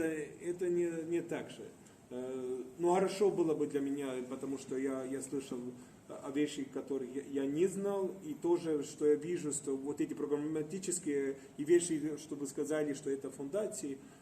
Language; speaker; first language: Russian; non-native, fluent; Estonian